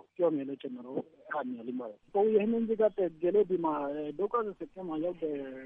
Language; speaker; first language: Burmese; non-native, local second language; Rohingya